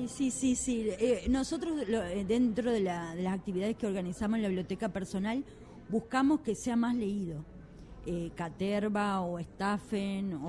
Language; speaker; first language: Spanish; native; Spanish